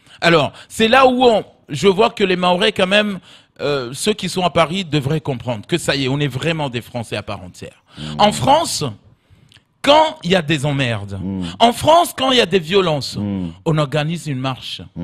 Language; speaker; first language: French; native; French